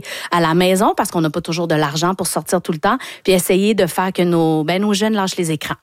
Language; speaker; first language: French; native; French